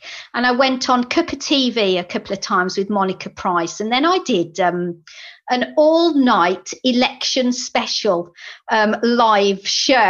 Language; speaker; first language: English; native; English